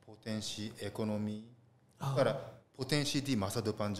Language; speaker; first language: Indonesian; non-native, learner; Japanese